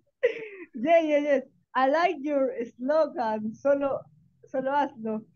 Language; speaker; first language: English; non-native, learner; Spanish